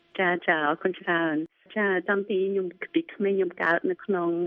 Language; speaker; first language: Khmer; early bilingual, heritage; Khmer